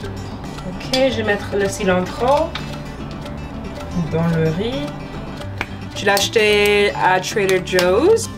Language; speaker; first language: French; non-native, learner; English